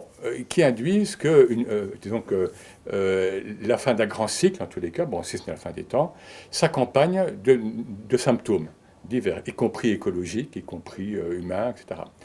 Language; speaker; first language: French; native; French